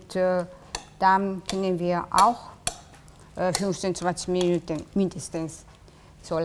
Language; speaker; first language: German; non-native, learner; Japanese